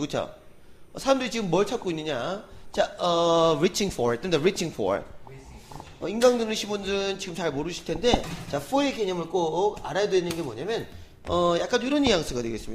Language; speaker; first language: Korean; native; Korean